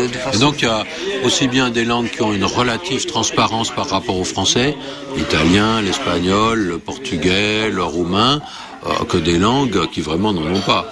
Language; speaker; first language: French; native; French